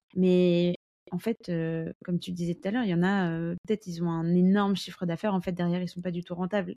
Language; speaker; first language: French; native; French